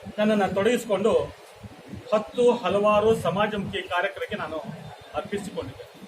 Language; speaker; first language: Kannada; native; Kannada